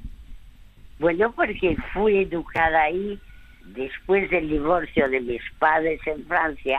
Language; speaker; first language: Spanish; early bilingual, other home language; French